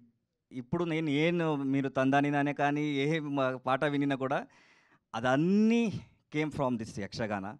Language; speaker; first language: Telugu; non-native, learner; Kannada